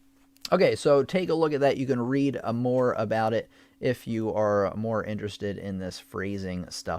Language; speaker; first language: English; native; English